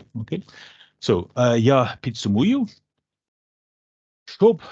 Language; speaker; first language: Ukrainian; non-native, learner; English